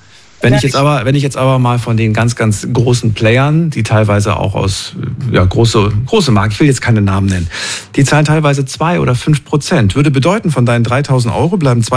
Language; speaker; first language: German; native; German